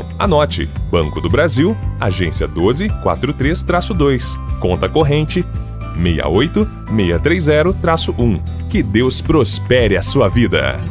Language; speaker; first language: Portuguese; native; Portuguese